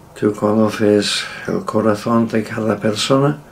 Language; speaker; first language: Spanish; non-native, fluent; English